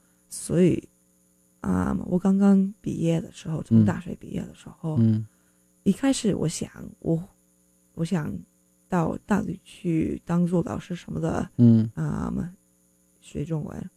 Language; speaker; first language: Chinese; non-native, fluent; English